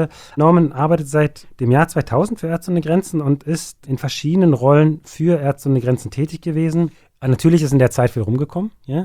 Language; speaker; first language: German; native; German